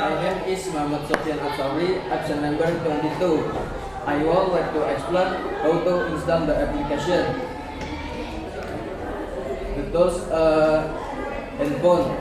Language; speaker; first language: English; non-native, learner; Indonesian